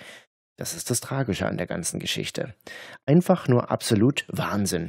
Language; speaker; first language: German; native; German